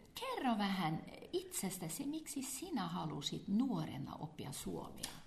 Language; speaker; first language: Finnish; native; Finnish